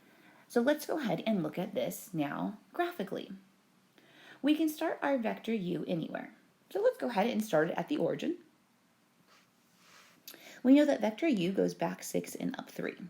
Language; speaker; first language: English; native; English